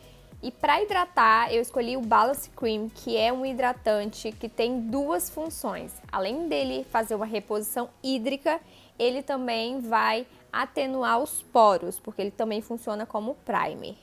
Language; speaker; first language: Portuguese; native; Portuguese